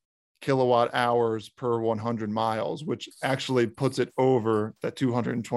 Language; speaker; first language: English; native; English